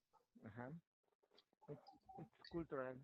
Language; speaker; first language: English; non-native, learner; Spanish